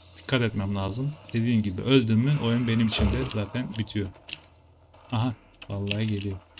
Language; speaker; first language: Turkish; early bilingual, heritage; Turkish